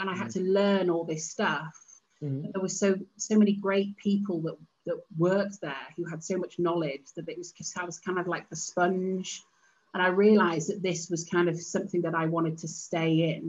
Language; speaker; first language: English; native; English